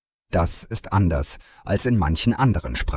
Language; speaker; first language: German; non-native, fluent; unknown